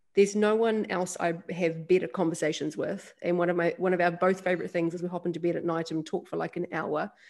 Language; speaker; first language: English; native; English